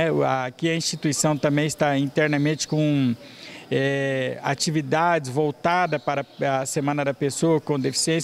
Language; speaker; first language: Portuguese; native; Portuguese